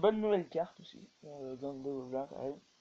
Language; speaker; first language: French; native; French